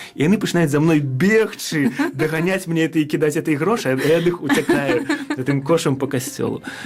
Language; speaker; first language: Belarusian; native; Belarusian